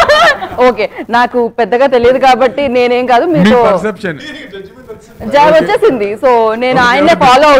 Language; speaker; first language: Telugu; native; Telugu